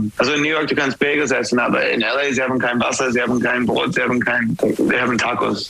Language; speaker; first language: German; non-native, fluent; English